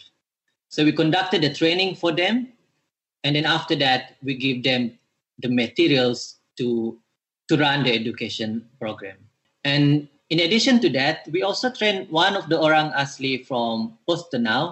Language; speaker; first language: English; non-native, local second language; Malay